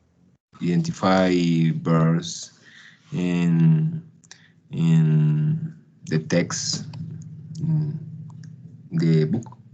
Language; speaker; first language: English; non-native, learner; Spanish